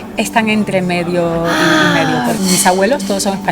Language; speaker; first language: Spanish; native; Spanish